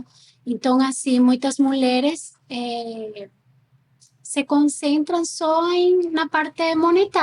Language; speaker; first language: Portuguese; non-native, fluent; Spanish